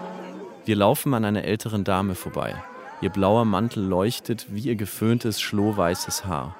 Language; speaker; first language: German; native; German